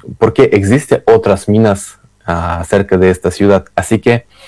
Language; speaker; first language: Spanish; non-native, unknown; Russian